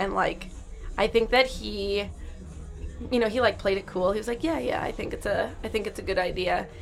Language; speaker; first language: English; native; English